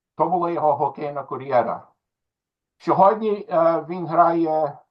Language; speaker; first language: Ukrainian; early bilingual, other home language; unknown